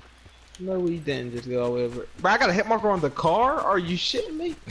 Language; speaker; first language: English; native; English